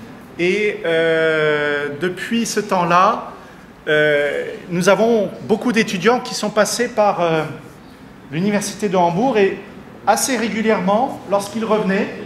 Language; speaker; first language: French; native; French